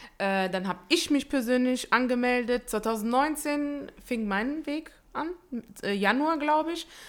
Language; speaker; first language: German; early bilingual, other home language; Italian